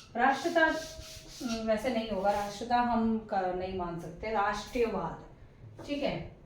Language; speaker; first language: Hindi; non-native, local second language; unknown